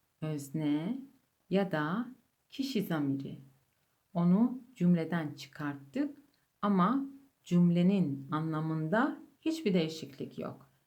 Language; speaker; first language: Turkish; non-native, fluent; Persian